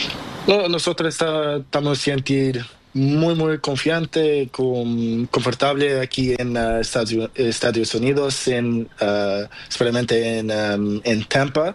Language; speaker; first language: Spanish; non-native, learner; Portuguese